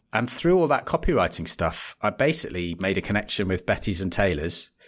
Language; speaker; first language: English; native; English